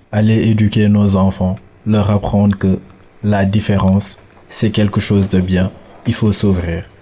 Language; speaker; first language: French; non-native, local second language; Wolof